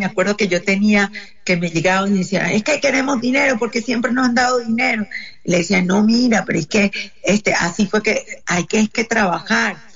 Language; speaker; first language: Spanish; native; Spanish